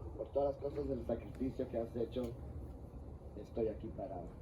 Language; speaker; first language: Spanish; early bilingual, heritage; Spanish